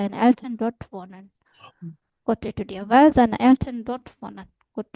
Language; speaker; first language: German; non-native, fluent; Indonesian